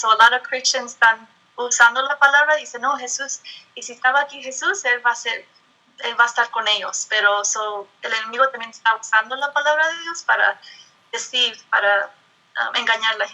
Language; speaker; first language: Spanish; early bilingual, heritage; English